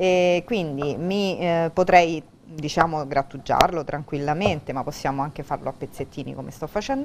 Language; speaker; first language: Italian; native; Italian